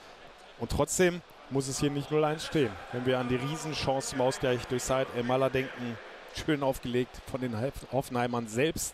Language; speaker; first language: German; native; German